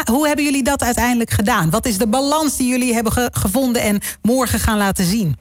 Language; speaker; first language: Dutch; native; Dutch